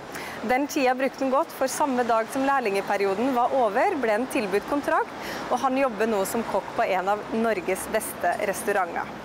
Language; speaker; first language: Norwegian; native; Norwegian